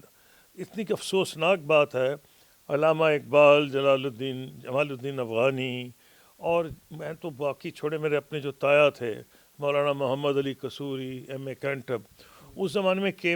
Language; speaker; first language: Urdu; native; Urdu